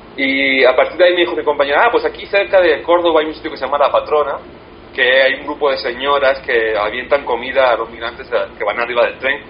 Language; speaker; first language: Spanish; native; Spanish